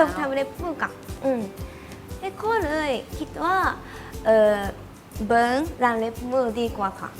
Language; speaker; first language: Thai; non-native, learner; Japanese